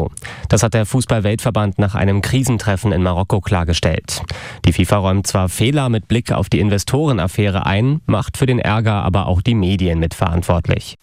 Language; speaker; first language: German; native; German